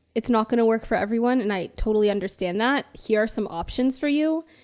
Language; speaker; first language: English; native; English